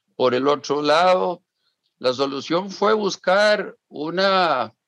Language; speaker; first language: Spanish; native; Spanish